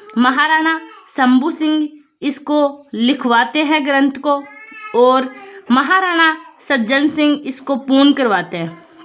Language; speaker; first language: Hindi; native; Hindi